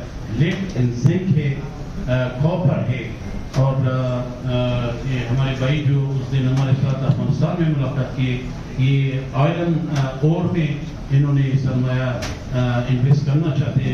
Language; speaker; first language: Hindi; non-native, fluent; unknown